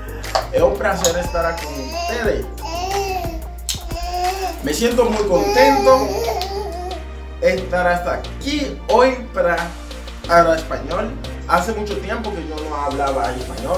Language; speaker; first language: Spanish; non-native, learner; Haitian Creole